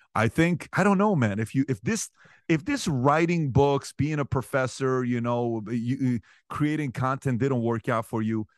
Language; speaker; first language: English; early bilingual, other home language; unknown